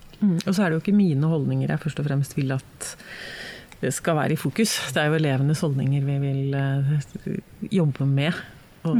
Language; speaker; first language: Norwegian; native; Norwegian